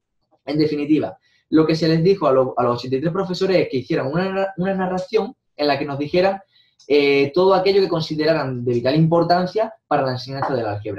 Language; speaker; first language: Spanish; native; Spanish